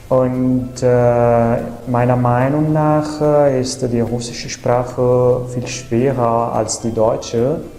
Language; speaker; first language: German; non-native, fluent; Italian